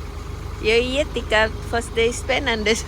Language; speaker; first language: Swedish; non-native, learner; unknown